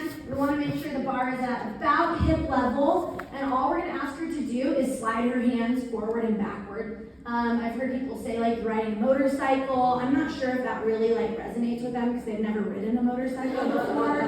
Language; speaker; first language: English; native; English